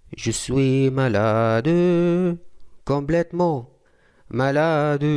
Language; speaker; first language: French; non-native, fluent; Arabic